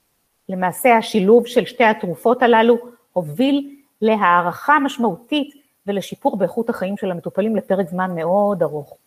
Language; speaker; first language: Hebrew; native; Hebrew